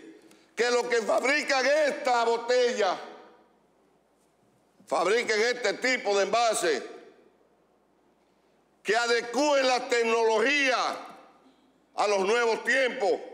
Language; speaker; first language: Spanish; native; Spanish